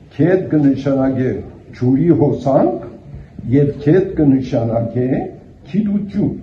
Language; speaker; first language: Armenian; early bilingual, heritage; Armenian